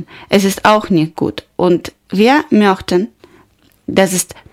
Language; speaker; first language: German; non-native, learner; Ukrainian